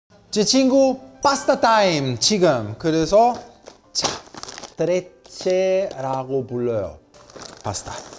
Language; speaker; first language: Korean; non-native, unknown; Italian